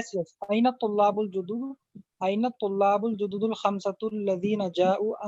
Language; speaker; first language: Arabic; non-native, learner; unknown